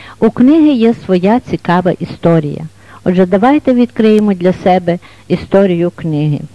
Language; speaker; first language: Ukrainian; native; Ukrainian